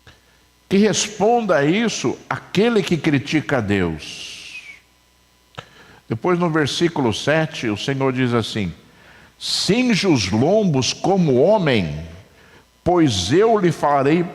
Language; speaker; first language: Portuguese; native; Portuguese